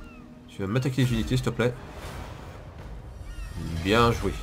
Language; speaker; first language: French; native; French